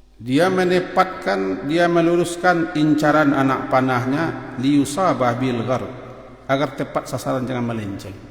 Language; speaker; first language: Malay; non-native, local second language; Minangkabau